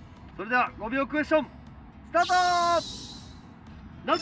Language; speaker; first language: Japanese; native; Japanese